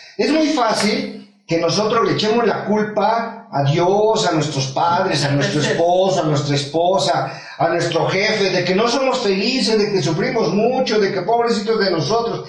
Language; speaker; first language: Spanish; native; Spanish